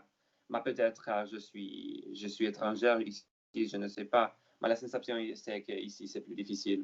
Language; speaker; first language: French; non-native, learner; Italian